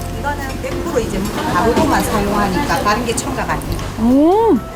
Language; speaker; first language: Korean; native; Korean